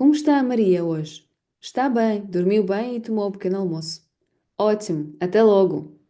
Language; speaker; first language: Portuguese; non-native, learner; Ukrainian